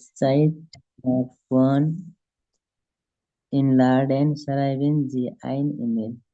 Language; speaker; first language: German; non-native, learner; Nepali